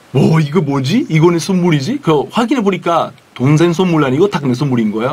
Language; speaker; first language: Korean; non-native, fluent; Italian